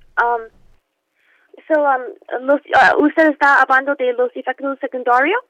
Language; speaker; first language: Spanish; non-native, learner; English